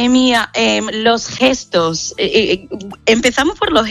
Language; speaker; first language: Spanish; non-native, fluent; English